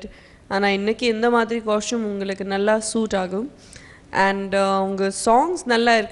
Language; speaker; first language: Tamil; non-native, fluent; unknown